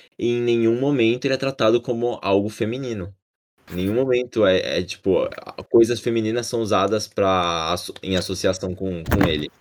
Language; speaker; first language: Portuguese; native; Portuguese